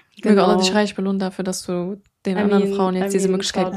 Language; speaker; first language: German; early bilingual, other home language; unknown